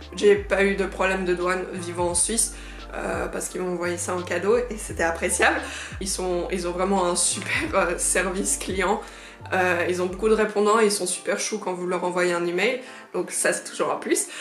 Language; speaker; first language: French; native; French